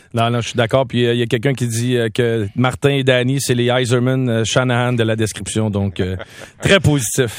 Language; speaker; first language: French; native; French